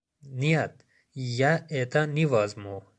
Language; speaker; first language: Russian; non-native, learner; Persian